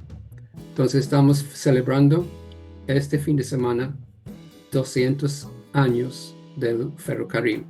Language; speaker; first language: Spanish; non-native, fluent; English